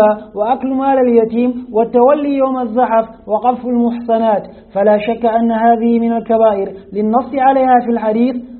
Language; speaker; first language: Arabic; native; Arabic